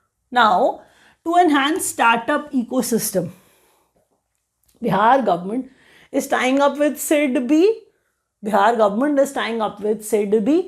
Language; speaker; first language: English; non-native, local second language; Hindi